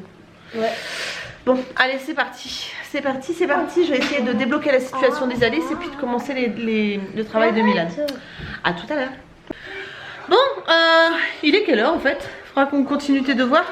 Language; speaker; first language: French; native; French